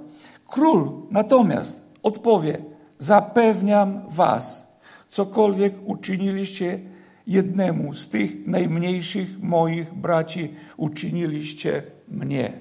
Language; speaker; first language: Polish; native; Polish